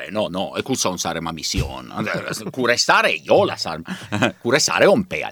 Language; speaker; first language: Estonian; non-native, learner; Italian